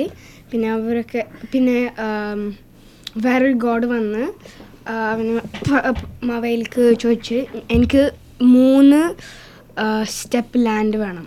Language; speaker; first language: Malayalam; early bilingual, heritage; Malayalam